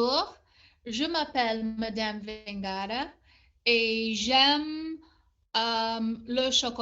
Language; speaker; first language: French; non-native, fluent; English